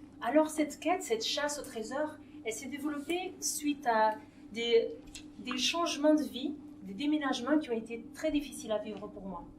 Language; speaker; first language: French; non-native, fluent; Portuguese